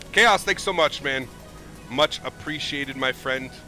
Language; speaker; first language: English; native; English